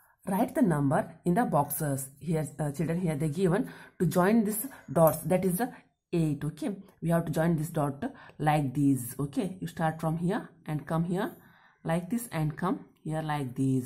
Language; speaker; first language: English; non-native, local second language; Kannada